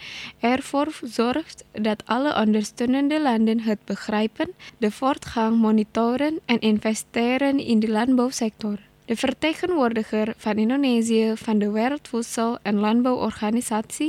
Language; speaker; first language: Dutch; non-native, learner; Indonesian